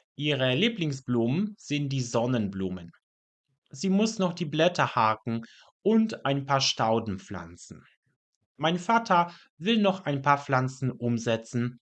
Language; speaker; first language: German; non-native, fluent; Polish